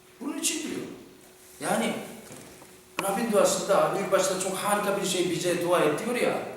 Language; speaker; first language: Turkish; non-native, fluent; Korean